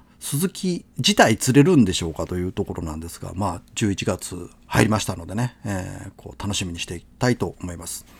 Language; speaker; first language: Japanese; native; Japanese